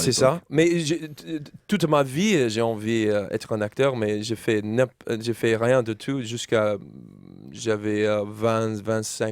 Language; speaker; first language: French; non-native, fluent; English